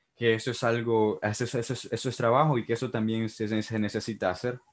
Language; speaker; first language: Spanish; native; Spanish